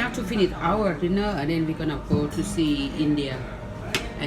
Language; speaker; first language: English; non-native, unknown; Thai